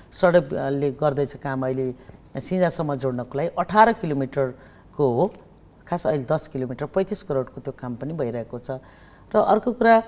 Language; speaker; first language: Nepali; native; Nepali